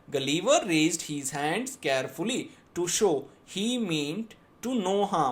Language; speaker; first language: English; non-native, local second language; Gujarati